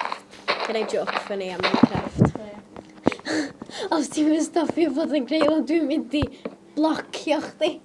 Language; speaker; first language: Welsh; non-native, local second language; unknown